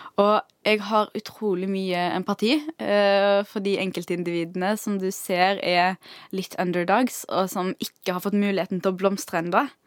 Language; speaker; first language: Norwegian; early bilingual, other home language; Arabic